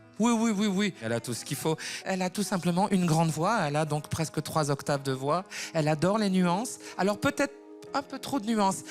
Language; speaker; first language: French; native; French